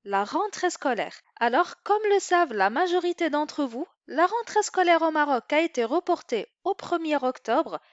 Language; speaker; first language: French; non-native, local second language; Arabic